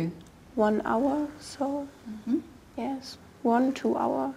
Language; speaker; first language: English; non-native, learner; German